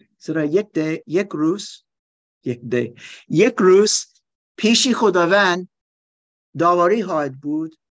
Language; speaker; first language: Persian; non-native, learner; German